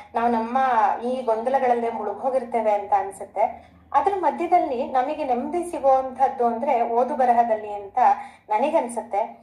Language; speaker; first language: Kannada; native; Kannada